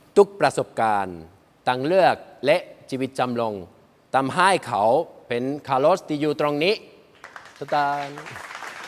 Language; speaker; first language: Thai; non-native, learner; Spanish